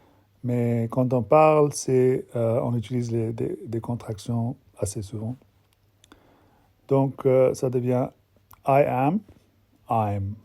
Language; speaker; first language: French; non-native, fluent; English